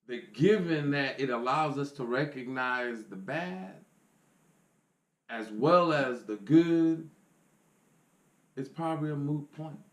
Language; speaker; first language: English; native; English